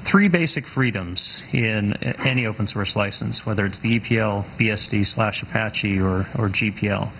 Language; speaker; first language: English; native; English